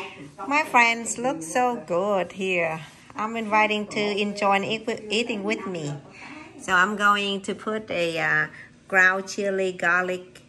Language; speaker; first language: English; non-native, learner; Vietnamese